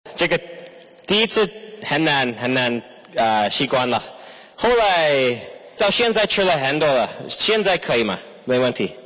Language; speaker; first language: Chinese; non-native, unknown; English